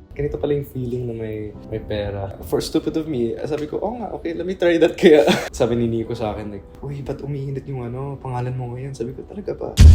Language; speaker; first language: Filipino; early bilingual, other home language; English